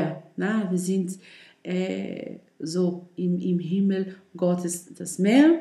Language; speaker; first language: German; non-native, learner; Portuguese